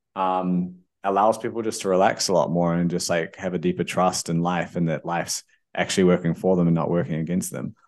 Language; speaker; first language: English; native; English